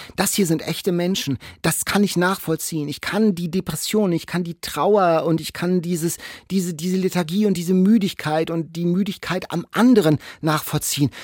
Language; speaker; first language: German; native; German